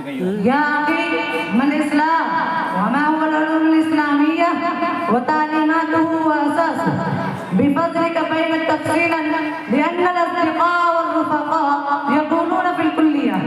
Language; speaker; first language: Arabic; non-native, learner; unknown